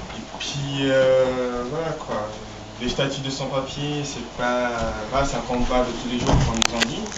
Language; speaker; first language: French; non-native, fluent; Portuguese